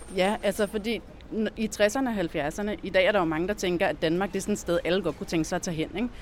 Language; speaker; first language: Danish; native; Danish